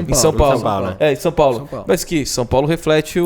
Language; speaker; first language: Portuguese; native; Portuguese